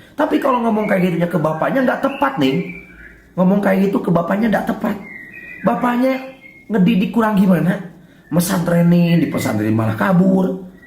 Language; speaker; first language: Indonesian; non-native, local second language; Sundanese